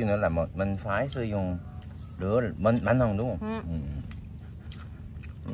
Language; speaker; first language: Vietnamese; non-native, learner; Korean